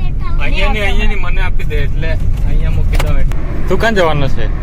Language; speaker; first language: Gujarati; non-native, local second language; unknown